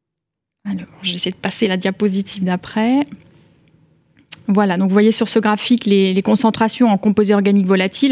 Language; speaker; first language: French; native; French